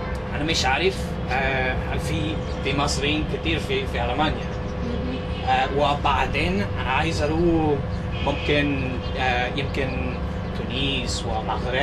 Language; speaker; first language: Arabic; non-native, learner; English